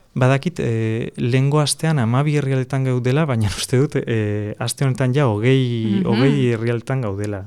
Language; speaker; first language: Basque; non-native, fluent; Catalan